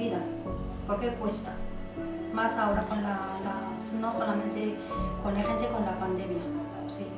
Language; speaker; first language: Spanish; non-native, local second language; Arabic